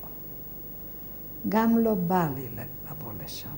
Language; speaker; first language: Hebrew; non-native, fluent; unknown